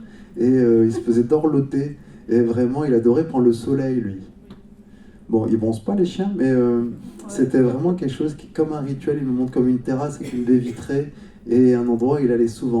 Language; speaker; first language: French; native; French